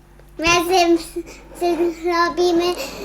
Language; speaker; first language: Polish; early bilingual, other home language; Russian